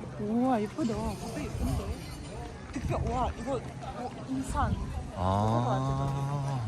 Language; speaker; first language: Korean; non-native, learner; Russian